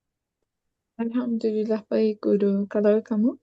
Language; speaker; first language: Indonesian; non-native, learner; Turkish